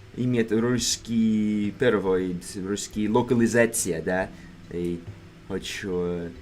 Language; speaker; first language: Russian; non-native, learner; English